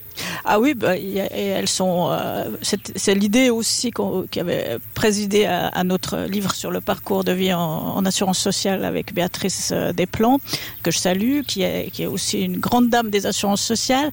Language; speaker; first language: French; native; French